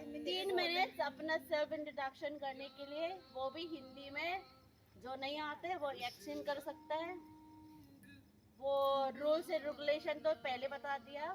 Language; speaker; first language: Hindi; non-native, local second language; Rongmei Naga